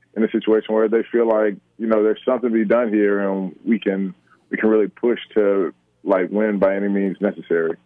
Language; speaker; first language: English; native; English